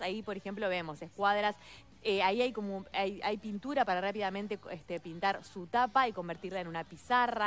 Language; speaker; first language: Spanish; native; Spanish